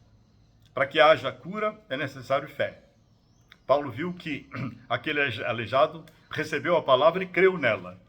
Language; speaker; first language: Portuguese; native; Portuguese